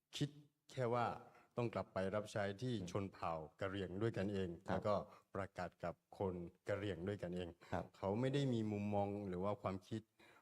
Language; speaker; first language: Thai; non-native, local second language; Karen languages